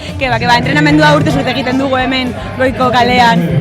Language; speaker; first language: Basque; non-native, local second language; Spanish